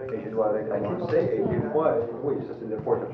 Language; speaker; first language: French; non-native, local second language; English